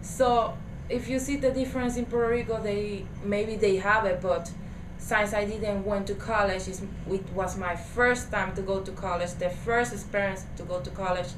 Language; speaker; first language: English; non-native, learner; Spanish